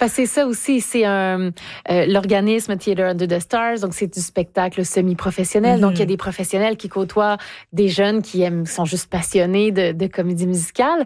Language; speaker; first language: French; native; French